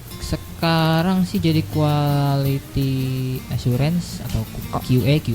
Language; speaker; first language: Indonesian; native; Indonesian